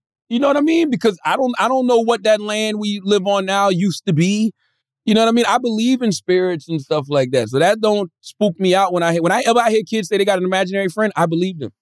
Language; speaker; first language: English; native; English